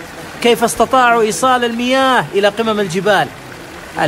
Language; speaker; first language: Arabic; native; Arabic